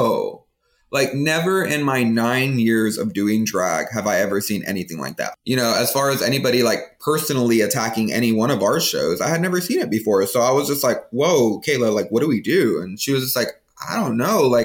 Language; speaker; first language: English; native; English